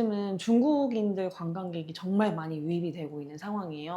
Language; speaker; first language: Korean; native; Korean